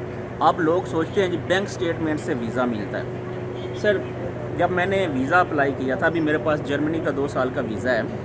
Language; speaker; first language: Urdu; non-native, local second language; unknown